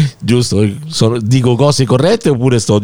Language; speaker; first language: Italian; native; Italian